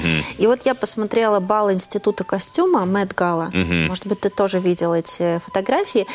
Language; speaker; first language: Russian; native; Russian